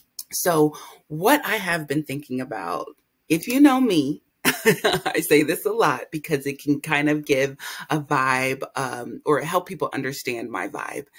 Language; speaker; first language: English; native; English